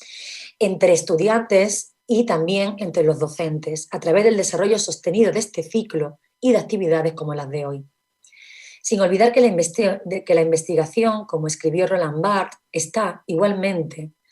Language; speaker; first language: Spanish; native; Spanish